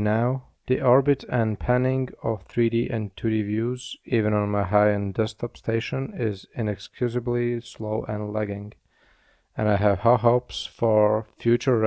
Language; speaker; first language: English; non-native, fluent; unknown